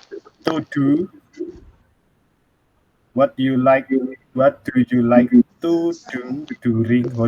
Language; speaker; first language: English; non-native, fluent; Indonesian